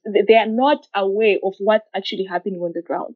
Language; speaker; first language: English; non-native, local second language; Shona